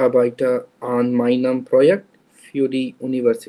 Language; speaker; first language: German; non-native, learner; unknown